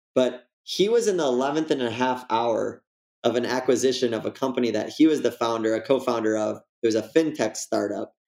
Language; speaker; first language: English; native; English